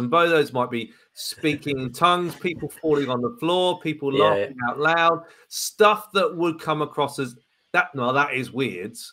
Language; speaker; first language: English; native; English